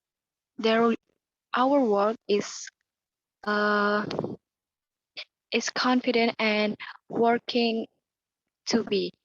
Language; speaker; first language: English; non-native, learner; Indonesian